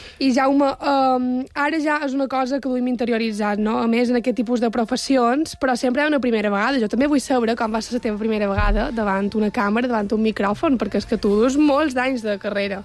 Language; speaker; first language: Catalan; native; Catalan